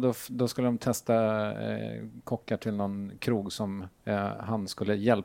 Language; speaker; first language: Swedish; native; Swedish